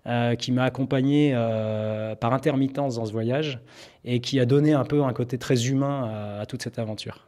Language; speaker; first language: French; native; French